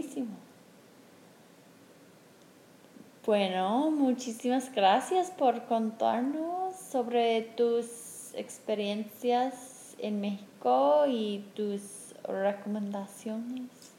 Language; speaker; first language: Spanish; non-native, fluent; English